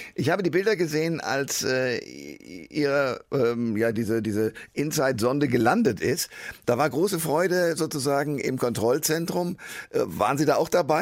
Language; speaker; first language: German; native; German